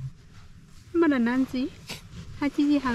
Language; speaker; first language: Japanese; non-native, learner; Vietnamese